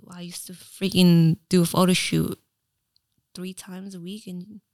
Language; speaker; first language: English; early bilingual, other home language; Filipino